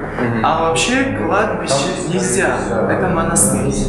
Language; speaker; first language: Russian; non-native, learner; Georgian